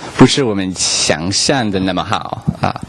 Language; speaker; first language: Chinese; non-native, learner; English